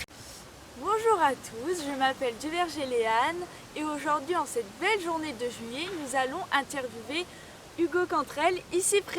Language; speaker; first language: French; native; French